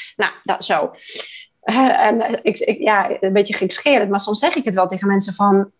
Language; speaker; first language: Dutch; non-native, fluent; Polish